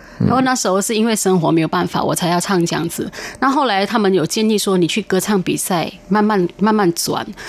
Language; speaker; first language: Chinese; native; Chinese